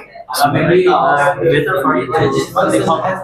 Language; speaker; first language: English; non-native, fluent; Indonesian